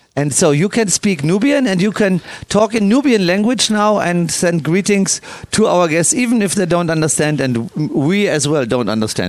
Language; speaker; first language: English; non-native, fluent; German